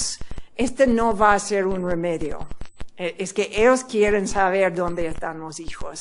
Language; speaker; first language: Spanish; non-native, fluent; English